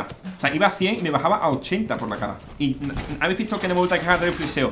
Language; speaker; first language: Spanish; native; Spanish